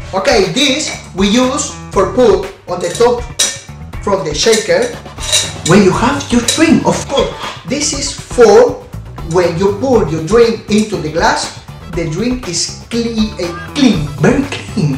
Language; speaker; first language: English; non-native, learner; Spanish